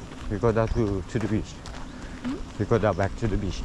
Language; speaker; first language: English; non-native, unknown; Thai